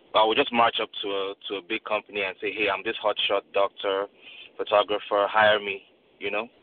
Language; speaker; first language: English; non-native, local second language; Yoruba